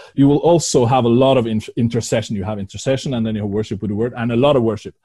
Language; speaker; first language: English; non-native, fluent; Norwegian